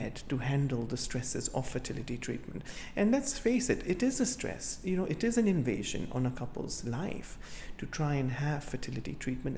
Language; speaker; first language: English; non-native, local second language; Gujarati